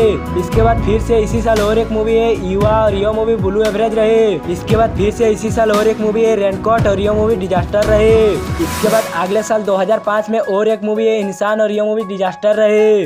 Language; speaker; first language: Hindi; non-native, local second language; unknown